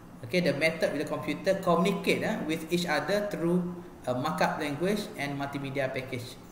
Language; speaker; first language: English; non-native, local second language; Malay